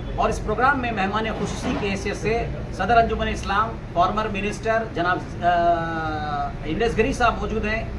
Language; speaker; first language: Urdu; native; Urdu